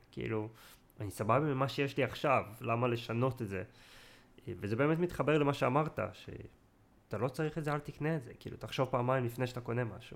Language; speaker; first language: Hebrew; native; Hebrew